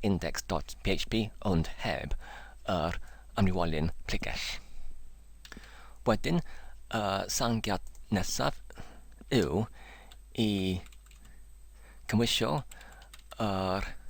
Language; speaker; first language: Welsh; non-native, learner; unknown